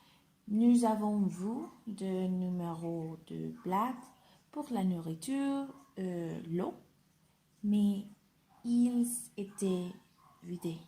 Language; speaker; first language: French; non-native, learner; Spanish